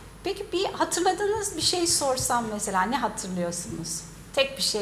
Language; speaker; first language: Turkish; native; Turkish